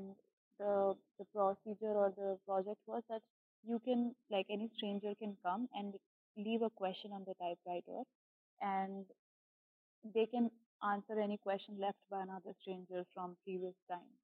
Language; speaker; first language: English; non-native, local second language; Hindi